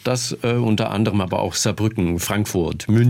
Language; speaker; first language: German; native; German